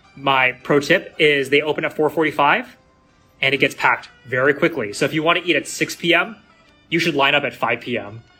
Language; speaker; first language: English; native; English